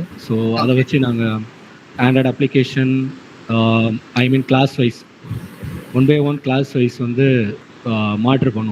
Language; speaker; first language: Tamil; native; Tamil